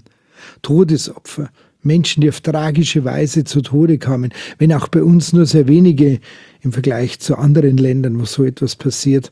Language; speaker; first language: German; native; German